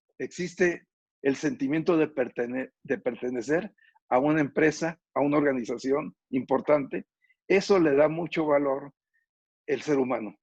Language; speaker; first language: Spanish; native; Spanish